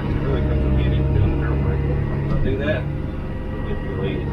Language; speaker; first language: English; native; English